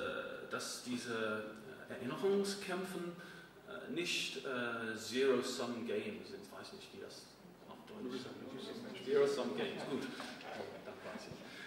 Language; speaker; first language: German; non-native, fluent; English